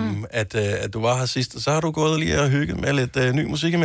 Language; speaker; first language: Danish; native; Danish